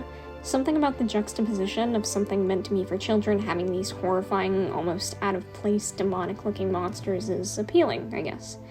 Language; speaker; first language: English; native; English